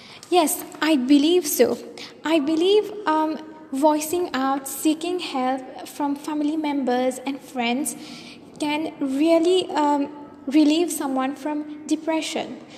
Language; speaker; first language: English; non-native, local second language; Morisyen